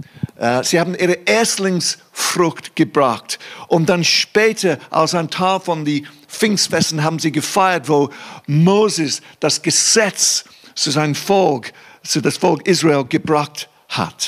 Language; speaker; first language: German; non-native, fluent; English